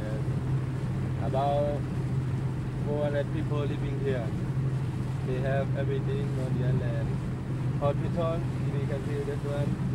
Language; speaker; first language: English; non-native, learner; Thai